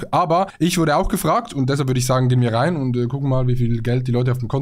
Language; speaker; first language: German; native; German